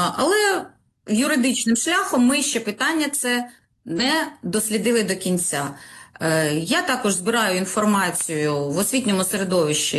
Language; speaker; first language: Ukrainian; non-native, local second language; Russian